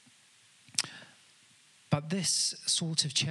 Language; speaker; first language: English; native; English